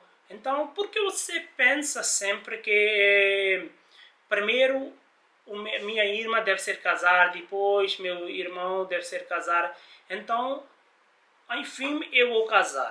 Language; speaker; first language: Portuguese; non-native, learner; Hindi